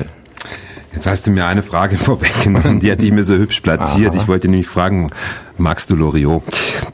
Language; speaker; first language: German; native; German